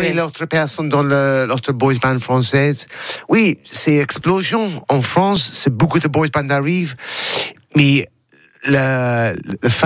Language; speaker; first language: French; non-native, learner; English